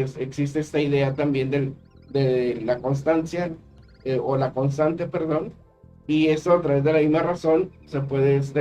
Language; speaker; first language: Spanish; native; Spanish